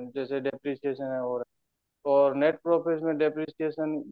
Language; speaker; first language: Hindi; native; Hindi